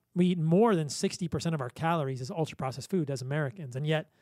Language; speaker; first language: English; native; English